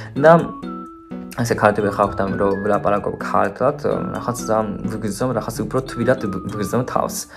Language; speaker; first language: Georgian; non-native, fluent; Japanese